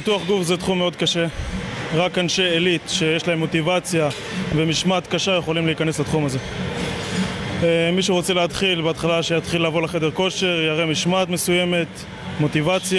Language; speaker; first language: Hebrew; native; Hebrew